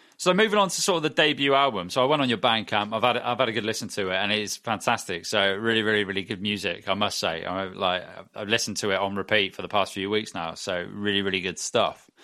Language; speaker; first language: English; native; English